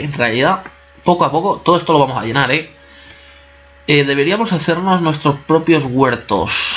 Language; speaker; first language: Spanish; native; Spanish